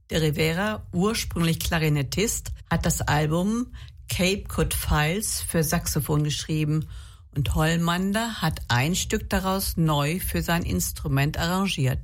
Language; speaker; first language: German; native; German